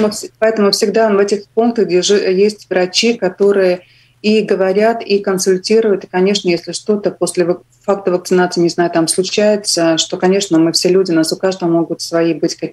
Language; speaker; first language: Russian; non-native, local second language; Latvian